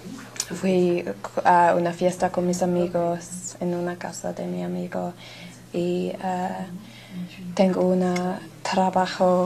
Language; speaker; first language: Spanish; non-native, learner; English